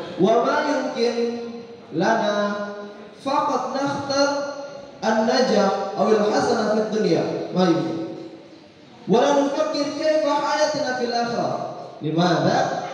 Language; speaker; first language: Arabic; non-native, learner; Indonesian